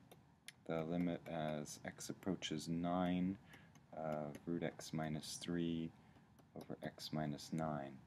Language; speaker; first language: English; native; English